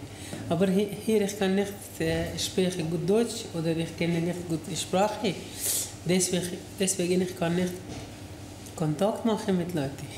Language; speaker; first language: German; non-native, learner; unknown